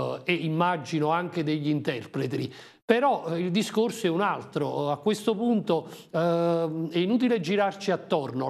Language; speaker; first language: Italian; native; Italian